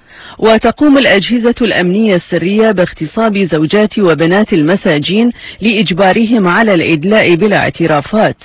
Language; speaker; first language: Arabic; native; Arabic